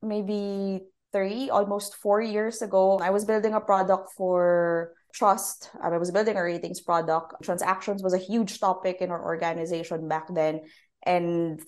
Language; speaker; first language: English; non-native, local second language; Filipino